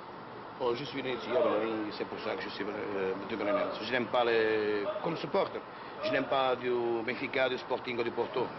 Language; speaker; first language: French; non-native, learner; Portuguese